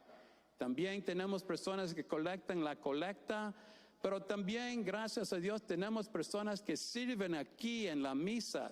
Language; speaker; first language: Spanish; non-native, fluent; English